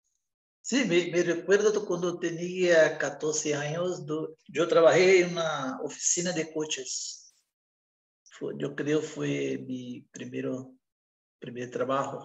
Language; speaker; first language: Spanish; non-native, learner; Portuguese